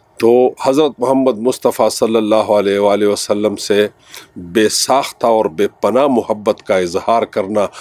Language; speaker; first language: Urdu; non-native, local second language; Pashto